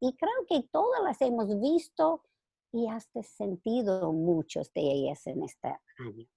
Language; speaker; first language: Spanish; non-native, fluent; English